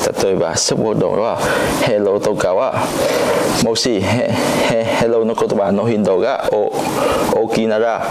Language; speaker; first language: Japanese; non-native, learner; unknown